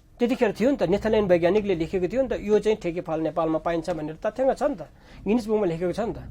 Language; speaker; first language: Nepali; non-native, local second language; Sherpa